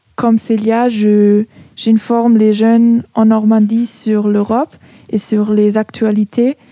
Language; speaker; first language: French; non-native, fluent; German